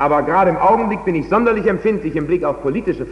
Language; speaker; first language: German; native; German